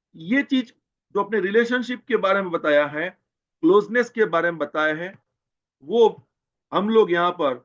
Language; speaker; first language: Hindi; non-native, local second language; Gujarati